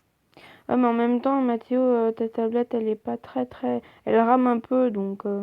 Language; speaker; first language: French; native; French